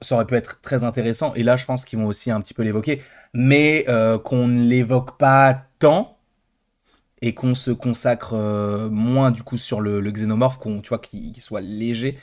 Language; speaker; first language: French; native; French